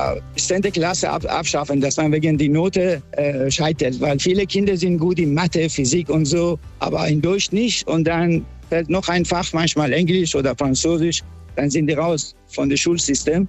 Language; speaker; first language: German; non-native, fluent; Persian